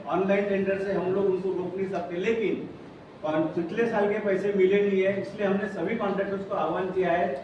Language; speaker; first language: Hindi; non-native, local second language; Marathi